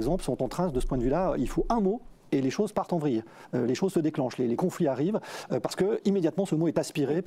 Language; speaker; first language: French; native; French